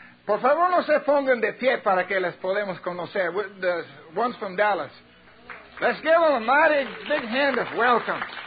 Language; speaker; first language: Spanish; non-native, fluent; English